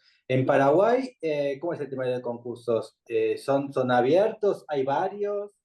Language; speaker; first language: Spanish; native; Spanish